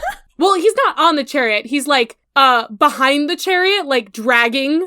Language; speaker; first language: English; native; English